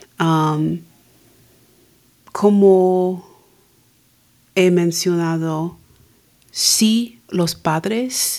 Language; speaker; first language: Spanish; non-native, fluent; English